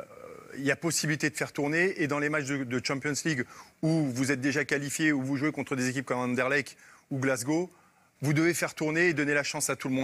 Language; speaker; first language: French; native; French